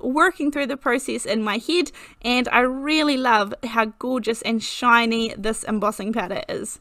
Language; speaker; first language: English; native; English